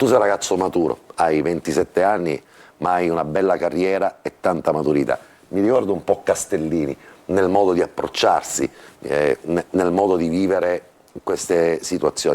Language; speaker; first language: Italian; native; Italian